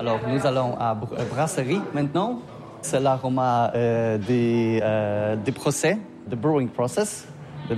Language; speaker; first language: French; non-native, learner; Polish